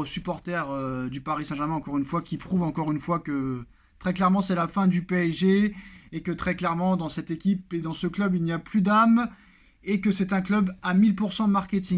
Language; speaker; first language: French; native; French